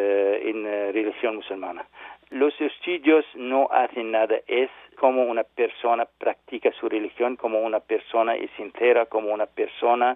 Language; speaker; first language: Spanish; non-native, learner; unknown